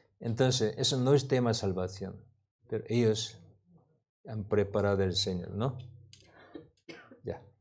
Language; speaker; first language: Spanish; non-native, learner; Korean